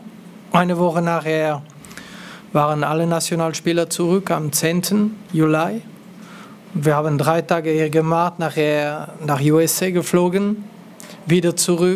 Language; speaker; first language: German; non-native, local second language; French